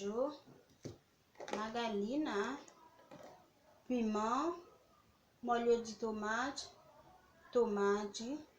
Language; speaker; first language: Portuguese; non-native, learner; Haitian Creole